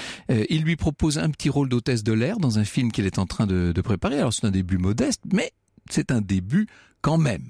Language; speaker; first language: French; native; French